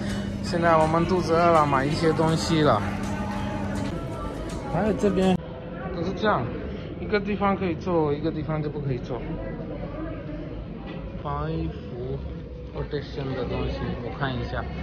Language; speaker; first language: Chinese; non-native, fluent; Hindi